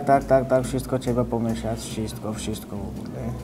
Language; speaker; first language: Polish; non-native, learner; Georgian